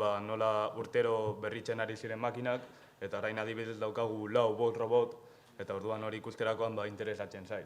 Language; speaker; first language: Basque; non-native, local second language; Spanish